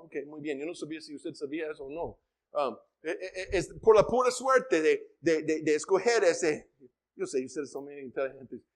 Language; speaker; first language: Spanish; non-native, fluent; English